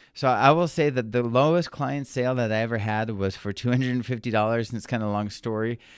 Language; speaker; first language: English; native; English